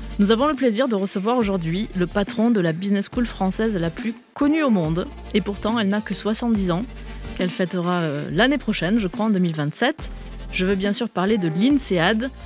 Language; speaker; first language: French; native; French